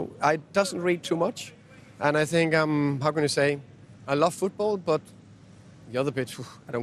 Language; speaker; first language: English; non-native, fluent; Danish